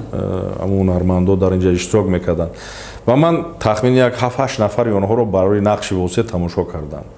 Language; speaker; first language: Tajik; native; Tajik